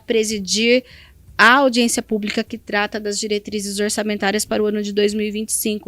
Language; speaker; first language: Portuguese; native; Portuguese